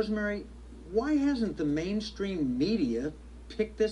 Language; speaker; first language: English; native; English